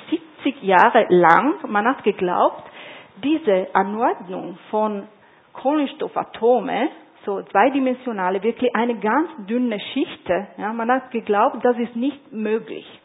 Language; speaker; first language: German; non-native, fluent; Italian